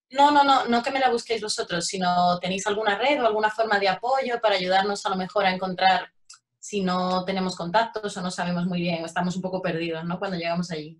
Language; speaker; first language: Spanish; native; Spanish